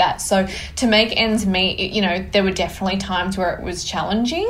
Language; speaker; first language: English; native; English